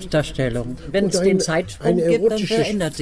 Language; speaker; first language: German; native; German